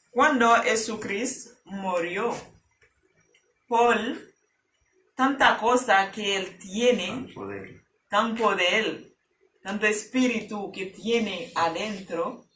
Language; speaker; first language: Spanish; non-native, learner; Haitian Creole